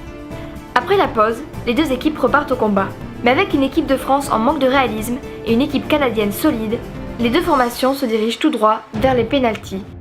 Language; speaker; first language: French; native; French